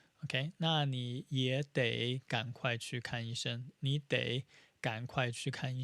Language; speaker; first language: Chinese; native; Chinese